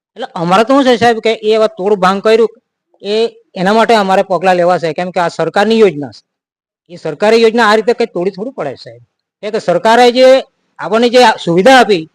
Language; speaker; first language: Gujarati; non-native, local second language; Gamit